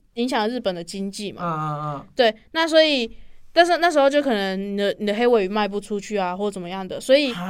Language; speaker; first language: Chinese; native; Chinese